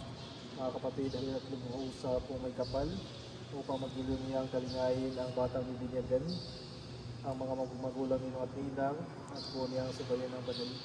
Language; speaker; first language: Filipino; native; Filipino